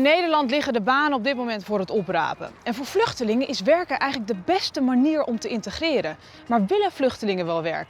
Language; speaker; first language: Dutch; native; Dutch